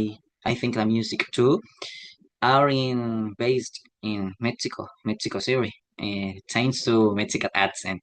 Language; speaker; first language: English; non-native, learner; Spanish